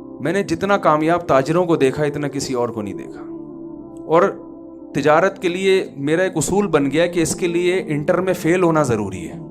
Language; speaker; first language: Urdu; native; Urdu